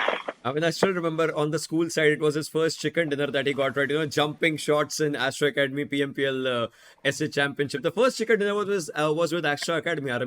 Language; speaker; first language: English; non-native, local second language; Hindi